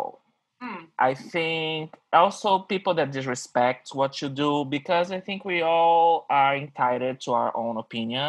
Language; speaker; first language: English; non-native, fluent; Portuguese